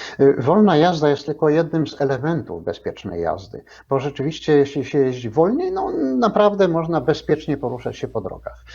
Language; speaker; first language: Polish; native; Polish